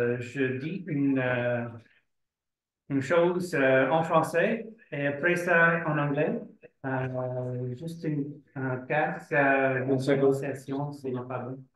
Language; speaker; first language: French; non-native, learner; English